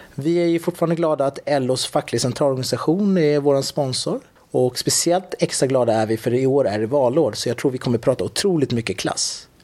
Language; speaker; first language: Swedish; native; Swedish